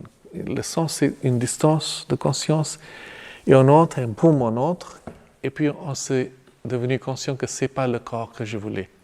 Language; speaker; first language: French; non-native, fluent; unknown